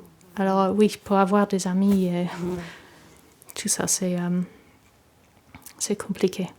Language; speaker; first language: French; non-native, fluent; English